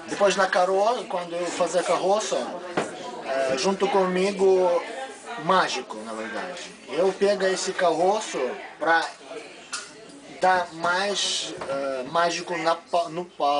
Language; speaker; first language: Portuguese; non-native, learner; Russian